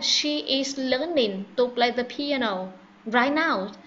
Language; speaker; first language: English; non-native, fluent; Vietnamese